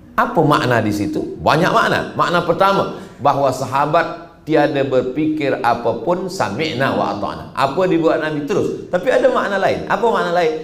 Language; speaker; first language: Malay; native; Malay